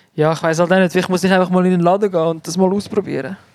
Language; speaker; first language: German; native; German